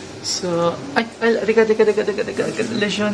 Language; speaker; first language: French; non-native, learner; Filipino